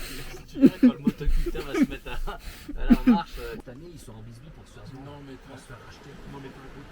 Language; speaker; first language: French; native; French